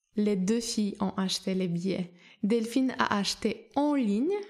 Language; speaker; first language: French; non-native, fluent; Polish